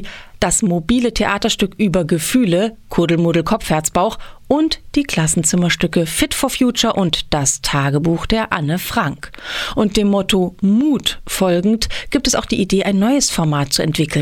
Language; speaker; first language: German; native; German